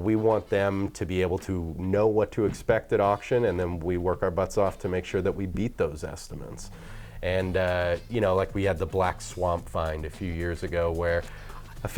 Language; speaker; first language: English; native; English